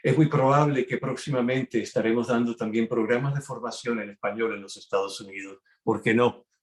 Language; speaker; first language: Spanish; early bilingual, heritage; Spanish